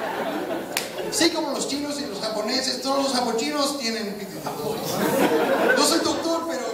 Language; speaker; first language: Spanish; non-native, fluent; English